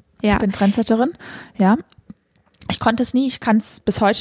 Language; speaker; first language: German; native; German